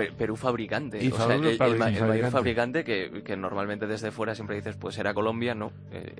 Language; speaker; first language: Spanish; native; Spanish